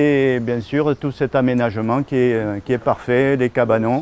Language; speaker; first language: French; native; French